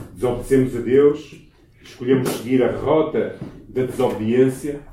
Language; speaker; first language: Portuguese; native; Portuguese